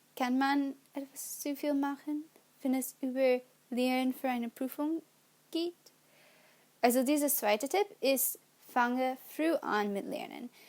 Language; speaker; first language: German; non-native, learner; English